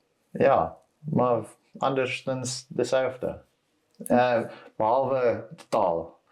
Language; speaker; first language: Dutch; non-native, learner; Afrikaans